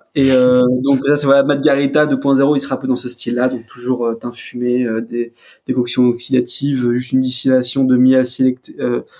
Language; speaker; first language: French; native; French